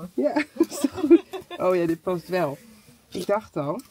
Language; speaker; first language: Dutch; native; Dutch